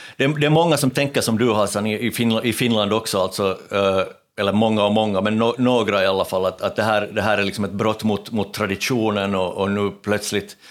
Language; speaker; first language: Swedish; native; Swedish